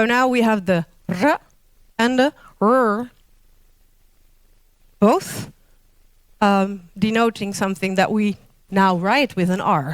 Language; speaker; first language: English; non-native, fluent; Dutch